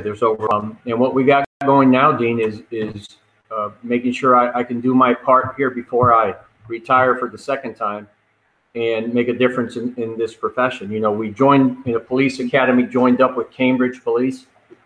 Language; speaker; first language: English; native; English